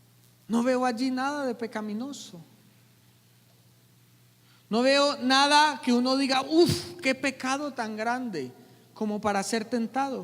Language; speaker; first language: Spanish; native; Spanish